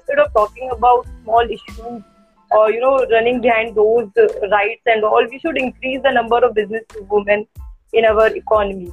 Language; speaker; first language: English; non-native, local second language; Hindi